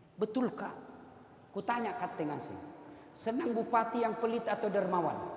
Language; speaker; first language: Indonesian; non-native, local second language; Buginese